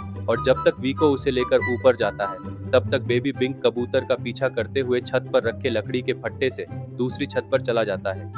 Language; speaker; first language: Hindi; native; Hindi